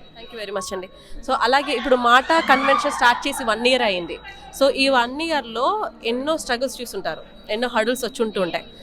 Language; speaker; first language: Telugu; native; Telugu